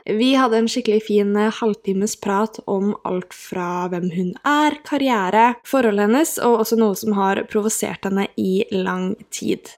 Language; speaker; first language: Norwegian; native; Norwegian